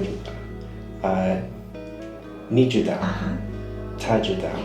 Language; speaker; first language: Chinese; non-native, learner; English